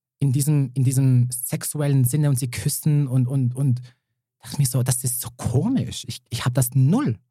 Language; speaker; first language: German; early bilingual, other home language; Serbian